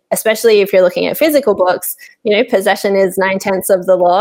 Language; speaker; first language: English; native; English